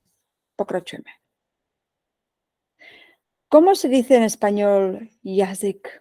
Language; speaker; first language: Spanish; non-native, fluent; Czech